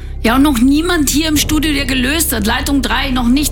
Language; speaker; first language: German; native; German